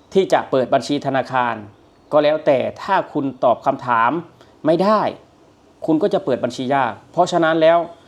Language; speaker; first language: Thai; native; Thai